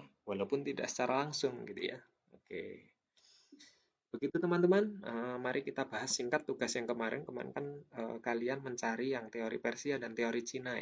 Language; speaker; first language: Indonesian; native; Indonesian